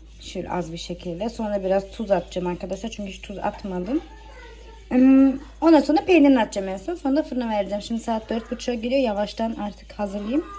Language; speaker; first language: Turkish; early bilingual, heritage; Turkish